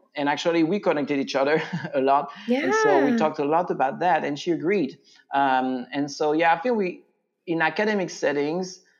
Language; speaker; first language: English; non-native, fluent; French